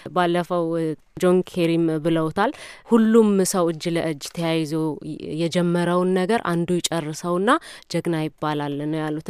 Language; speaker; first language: Amharic; non-native, local second language; Wolaytta